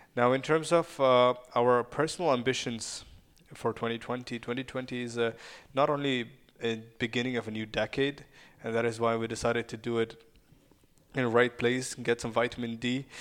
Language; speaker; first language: English; non-native, fluent; Russian